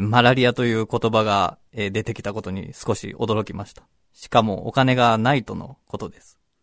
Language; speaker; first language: Japanese; native; Japanese